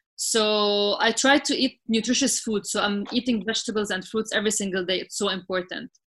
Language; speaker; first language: English; non-native, fluent; Arabic